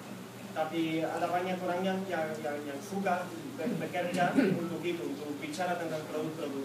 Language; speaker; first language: Indonesian; non-native, fluent; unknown